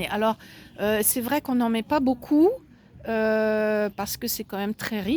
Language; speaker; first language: French; native; French